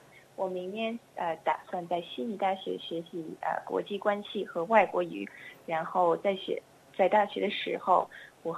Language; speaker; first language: Chinese; non-native, fluent; English